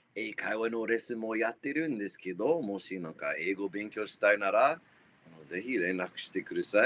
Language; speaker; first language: Japanese; non-native, fluent; English